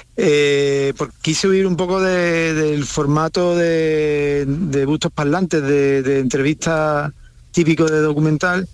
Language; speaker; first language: Spanish; native; Spanish